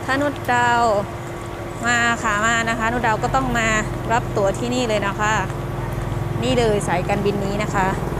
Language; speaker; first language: Thai; native; Thai